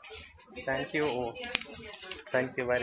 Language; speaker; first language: English; non-native, learner; Ukrainian